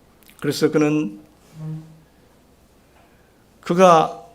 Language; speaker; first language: Korean; native; Korean